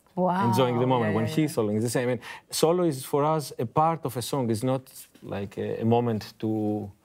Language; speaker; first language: English; non-native, fluent; Greek